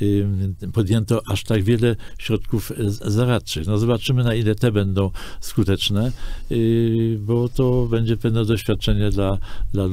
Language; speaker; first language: Polish; native; Polish